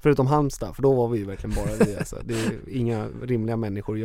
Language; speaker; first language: Swedish; native; Swedish